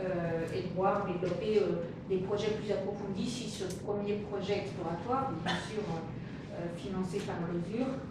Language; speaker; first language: French; native; French